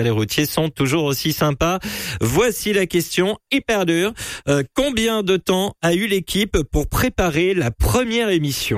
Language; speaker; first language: French; native; French